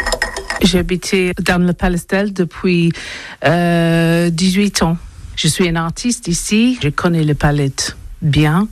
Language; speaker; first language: French; non-native, learner; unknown